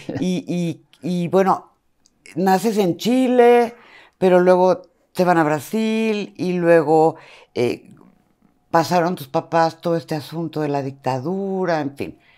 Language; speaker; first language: Spanish; native; Spanish